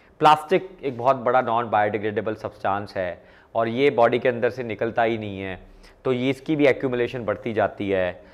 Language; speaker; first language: Hindi; non-native, local second language; Punjabi